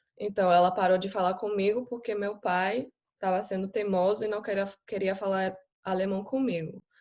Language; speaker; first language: Portuguese; non-native, fluent; German